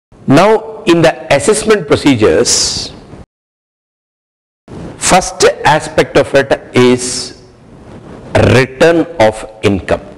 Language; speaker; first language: English; non-native, local second language; Hindi